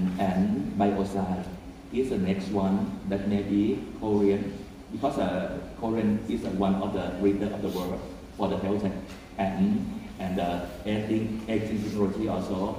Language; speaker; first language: English; non-native, fluent; Thai